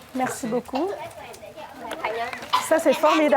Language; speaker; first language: French; non-native, fluent; Vietnamese